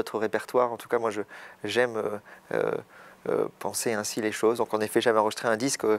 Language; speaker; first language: French; native; French